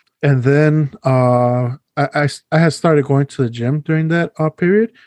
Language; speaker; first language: English; early bilingual, other home language; Spanish